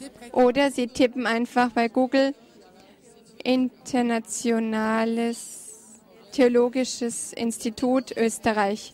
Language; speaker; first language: German; non-native, fluent; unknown